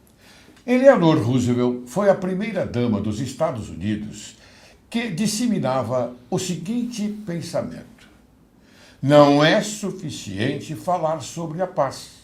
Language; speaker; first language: Portuguese; native; Portuguese